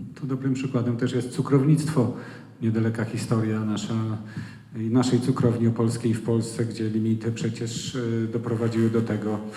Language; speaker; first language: Polish; native; Polish